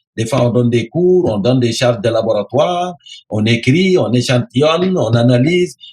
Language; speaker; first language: French; non-native, local second language; Serer